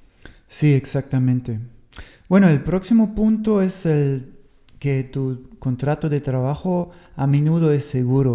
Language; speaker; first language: Spanish; non-native, fluent; German